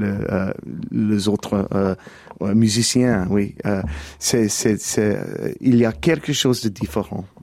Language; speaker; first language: French; non-native, learner; English